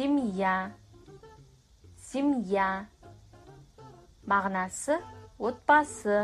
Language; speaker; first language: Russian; non-native, fluent; Kazakh